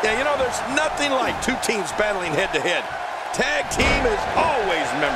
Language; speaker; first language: English; native; English